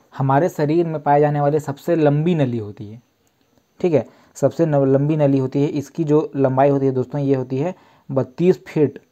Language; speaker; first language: Hindi; native; Hindi